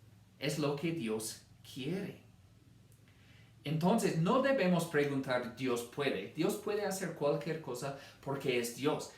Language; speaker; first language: Spanish; non-native, fluent; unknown